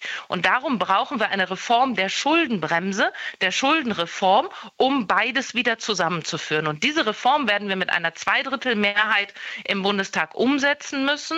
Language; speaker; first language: German; native; German